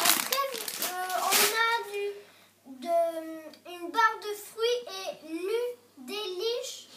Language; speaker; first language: French; non-native, learner; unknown